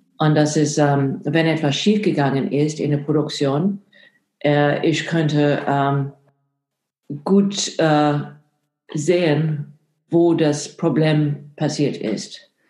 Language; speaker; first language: German; non-native, fluent; English